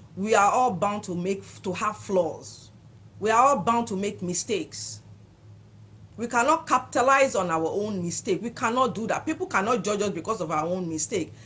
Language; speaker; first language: English; non-native, local second language; Yoruba